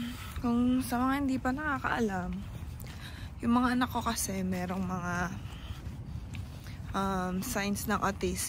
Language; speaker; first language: Filipino; native; Filipino